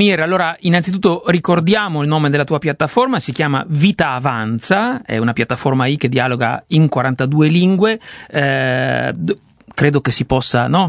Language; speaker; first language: Italian; native; Italian